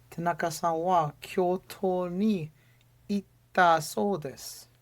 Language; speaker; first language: Japanese; non-native, learner; English